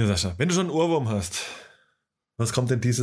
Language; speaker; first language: German; native; German